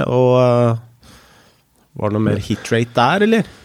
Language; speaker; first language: Norwegian; native; Norwegian